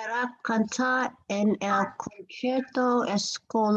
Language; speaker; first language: Spanish; non-native, learner; English